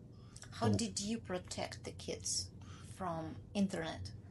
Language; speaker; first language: English; non-native, learner; Ukrainian